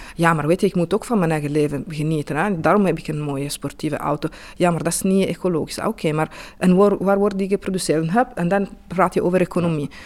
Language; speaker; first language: Dutch; non-native, fluent; Italian